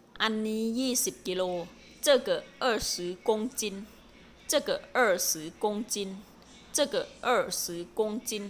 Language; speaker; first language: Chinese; non-native, fluent; Thai